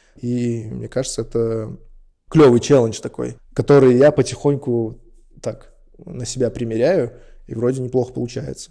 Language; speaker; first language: Russian; non-native, local second language; Uzbek